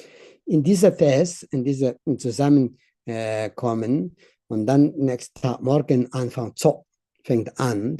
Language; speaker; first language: German; non-native, learner; Tibetan